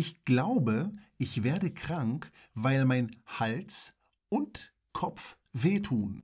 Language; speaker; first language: German; non-native, fluent; Polish